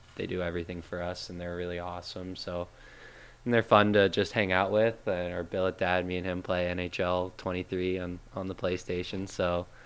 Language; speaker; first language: English; native; English